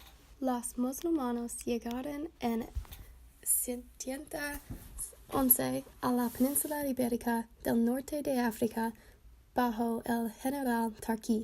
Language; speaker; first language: Spanish; non-native, learner; English